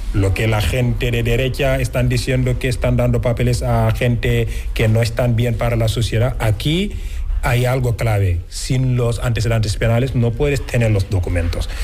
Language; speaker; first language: Spanish; non-native, fluent; Wolof